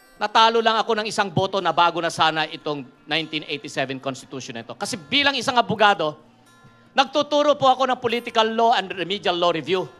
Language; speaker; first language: Filipino; non-native, local second language; Iloko